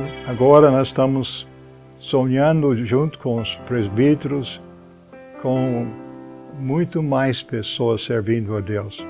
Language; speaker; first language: Portuguese; non-native, fluent; English